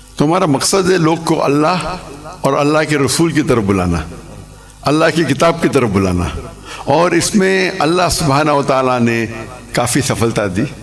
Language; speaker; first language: Urdu; non-native, local second language; English